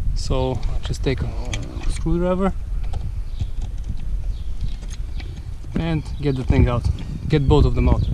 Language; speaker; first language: English; non-native, fluent; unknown